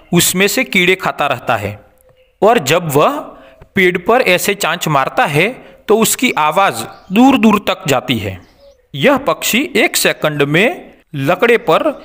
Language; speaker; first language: Hindi; non-native, local second language; Gujarati